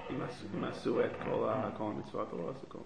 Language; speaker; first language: Hebrew; non-native, fluent; English